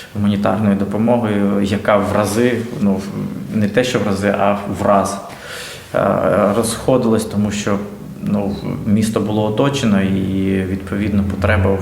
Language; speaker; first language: Ukrainian; native; Ukrainian